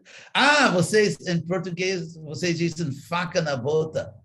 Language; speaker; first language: Portuguese; non-native, fluent; English